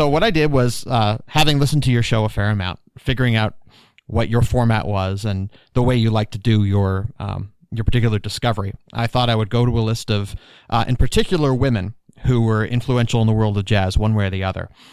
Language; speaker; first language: English; native; English